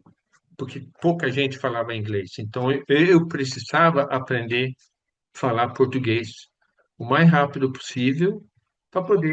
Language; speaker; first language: Portuguese; non-native, fluent; Swedish